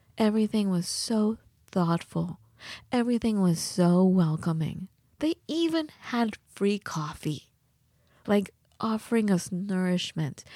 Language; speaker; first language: English; early bilingual, other home language; Persian